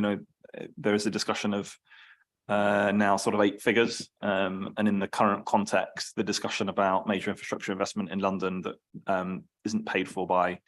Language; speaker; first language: English; native; English